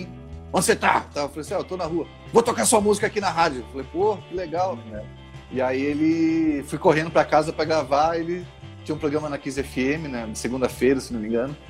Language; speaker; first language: Portuguese; native; Portuguese